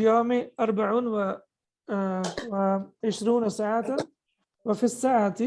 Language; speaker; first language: Arabic; non-native, fluent; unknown